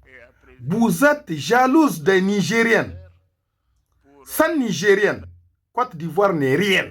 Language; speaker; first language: French; non-native, local second language; Hausa